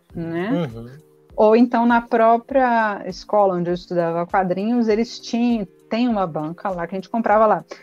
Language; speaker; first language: Portuguese; native; Portuguese